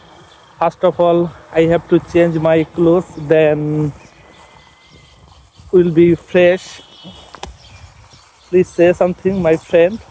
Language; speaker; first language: English; non-native, learner; Bangla